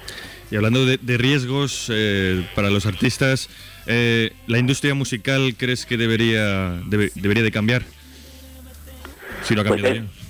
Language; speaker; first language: Spanish; native; Spanish